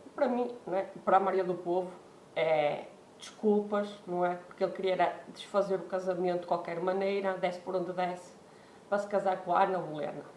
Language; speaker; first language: Portuguese; native; Portuguese